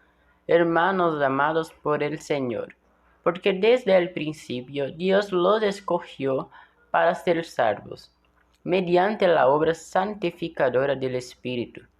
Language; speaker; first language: Spanish; non-native, learner; Portuguese